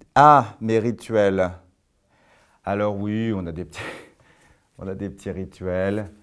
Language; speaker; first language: French; native; French